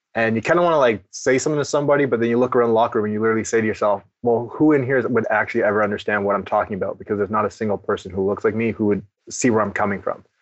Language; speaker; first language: English; native; English